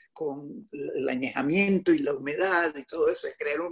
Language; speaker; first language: Spanish; native; Spanish